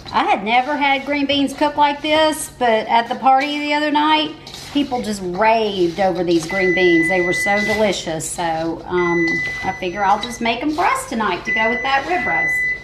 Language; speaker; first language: English; native; English